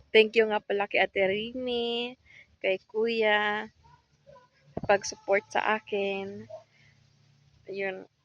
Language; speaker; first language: Filipino; non-native, local second language; Bikol